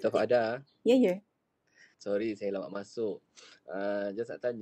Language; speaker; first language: Malay; native; Malay